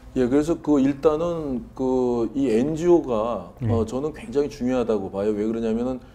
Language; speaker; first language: Korean; native; Korean